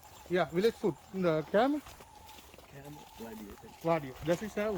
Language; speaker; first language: English; non-native, learner; Sinhala